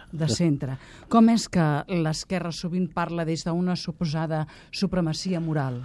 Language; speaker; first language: Catalan; native; Catalan